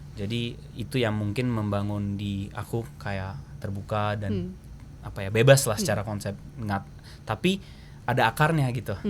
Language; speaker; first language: Indonesian; early bilingual, heritage; Japanese